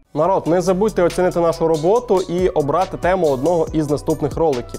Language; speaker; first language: Ukrainian; native; Ukrainian